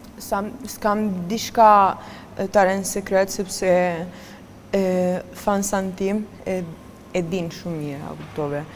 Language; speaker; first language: Albanian; non-native, learner; Romanian